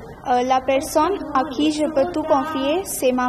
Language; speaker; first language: French; non-native, fluent; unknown